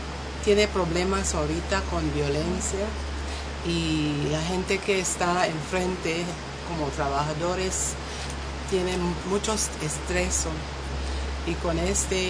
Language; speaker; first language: Spanish; non-native, local second language; English